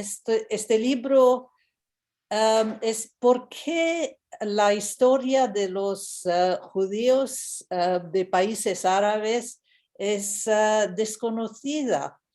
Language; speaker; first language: Spanish; non-native, fluent; English